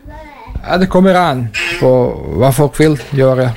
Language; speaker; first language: Norwegian; non-native, learner; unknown